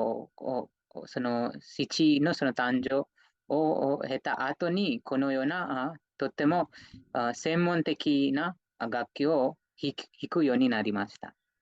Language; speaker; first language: Japanese; non-native, fluent; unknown